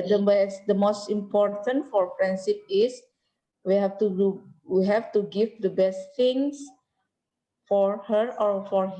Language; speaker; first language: English; non-native, learner; Indonesian